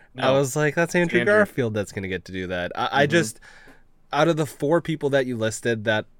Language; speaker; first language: English; early bilingual, other home language; Filipino